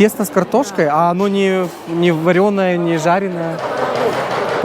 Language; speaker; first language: Russian; native; Russian